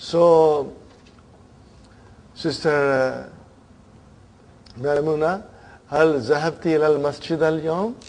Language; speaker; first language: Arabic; non-native, fluent; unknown